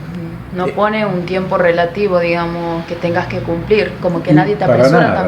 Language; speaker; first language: Spanish; native; Spanish